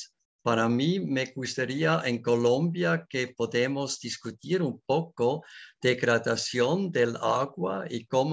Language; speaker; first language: Spanish; non-native, learner; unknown